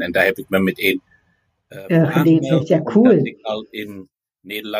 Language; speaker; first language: Dutch; non-native, fluent; German